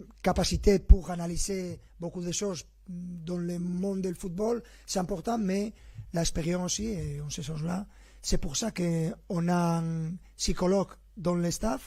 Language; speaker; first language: French; non-native, fluent; Spanish